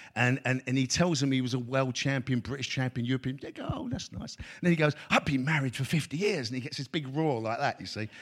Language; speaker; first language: English; native; English